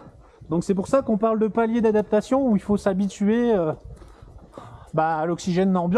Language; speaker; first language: French; native; French